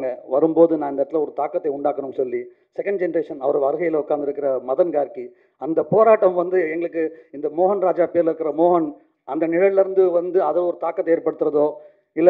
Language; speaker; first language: Tamil; native; Tamil